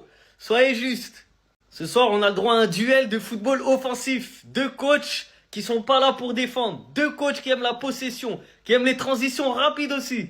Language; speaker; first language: French; native; French